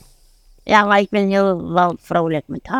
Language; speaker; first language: Dutch; non-native, fluent; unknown